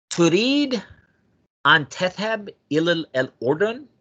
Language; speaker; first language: Arabic; non-native, fluent; English